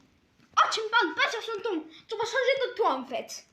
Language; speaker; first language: French; native; French